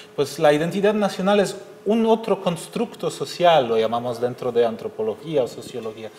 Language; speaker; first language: Spanish; non-native, fluent; German